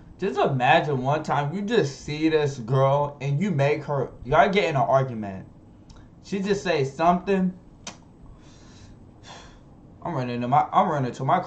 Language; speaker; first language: English; native; English